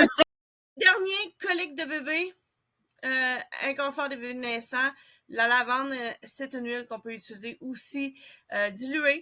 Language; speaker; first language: French; native; French